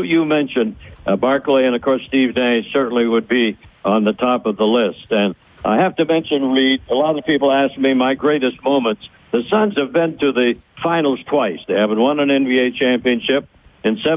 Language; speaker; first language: English; native; English